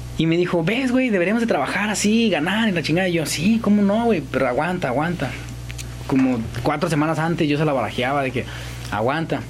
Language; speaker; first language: Spanish; native; Spanish